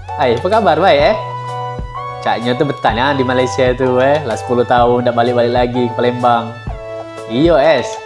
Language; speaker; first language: Indonesian; native; Indonesian